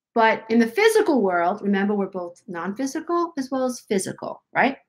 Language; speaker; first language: English; native; English